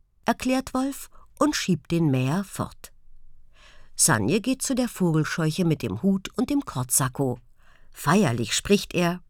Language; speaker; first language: German; native; German